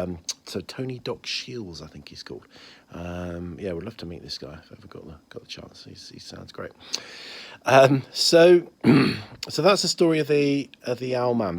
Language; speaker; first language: English; native; English